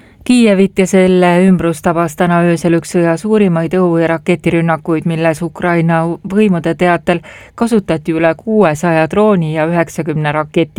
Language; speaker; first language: Estonian; native; Estonian